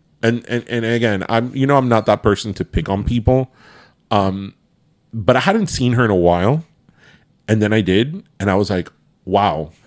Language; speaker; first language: English; early bilingual, other home language; Spanish